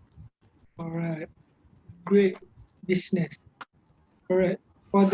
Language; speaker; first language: English; non-native, local second language; Malay